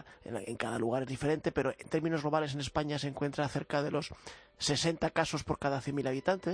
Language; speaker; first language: Spanish; native; Spanish